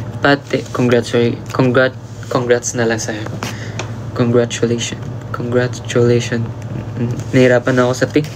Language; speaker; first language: Filipino; non-native, local second language; Hiligaynon